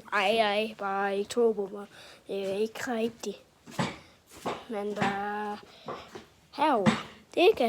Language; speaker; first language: Danish; native; Danish